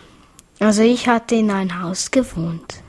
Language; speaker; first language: German; early bilingual, other home language; Hungarian